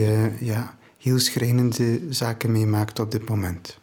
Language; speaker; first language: Dutch; native; Dutch